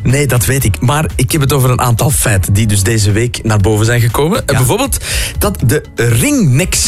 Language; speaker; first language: Dutch; native; Dutch